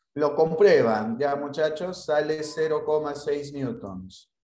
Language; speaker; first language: Spanish; native; Spanish